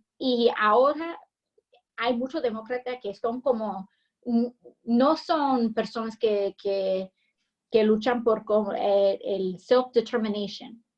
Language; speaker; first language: Spanish; early bilingual, heritage; English